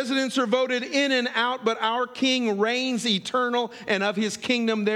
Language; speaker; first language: English; native; English